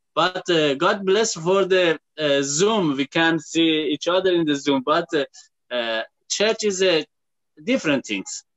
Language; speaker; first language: English; non-native, learner; Persian